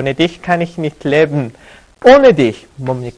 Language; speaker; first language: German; non-native, fluent; Korean